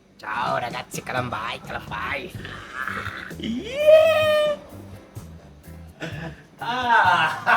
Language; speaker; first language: Italian; non-native, learner; Bangla